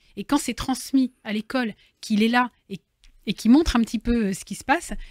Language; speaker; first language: French; native; French